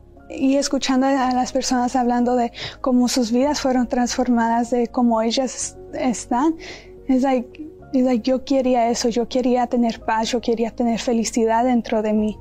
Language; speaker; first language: Spanish; early bilingual, heritage; Spanish